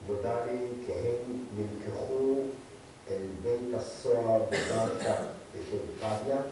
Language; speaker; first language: Hebrew; non-native, fluent; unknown